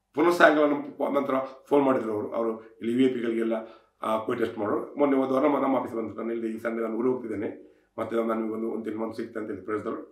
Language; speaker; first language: Kannada; non-native, local second language; Tulu